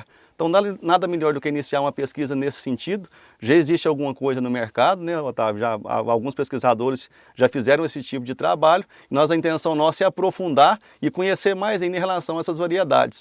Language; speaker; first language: Portuguese; native; Portuguese